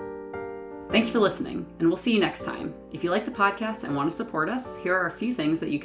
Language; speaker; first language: English; native; English